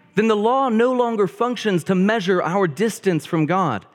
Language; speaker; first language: English; native; English